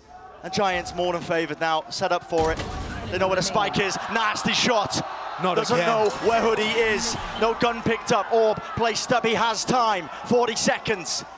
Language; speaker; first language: English; native; English